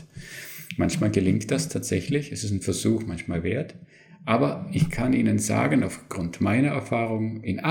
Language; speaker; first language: German; native; German